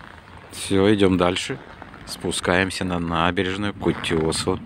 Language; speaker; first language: Russian; native; Russian